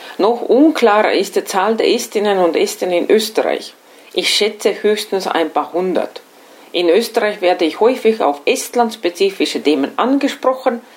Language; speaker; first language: German; non-native, fluent; Estonian